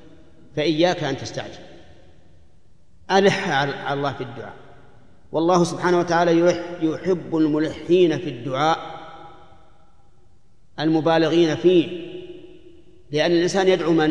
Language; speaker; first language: Arabic; native; Arabic